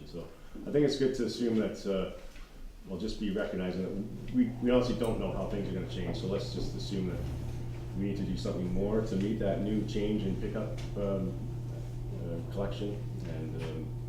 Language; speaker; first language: English; native; English